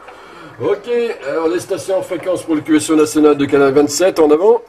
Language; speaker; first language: French; native; French